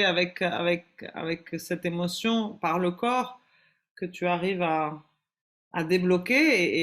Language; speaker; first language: French; native; French